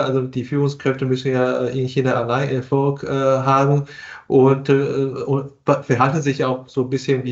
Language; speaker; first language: German; non-native, fluent; Chinese